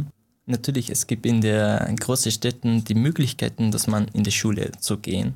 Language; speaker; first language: German; non-native, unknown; Persian